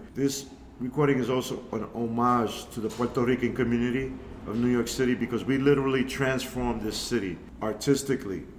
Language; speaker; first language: English; early bilingual, other home language; Spanish